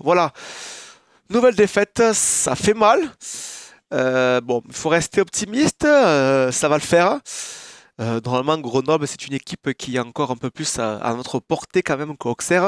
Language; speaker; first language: French; native; French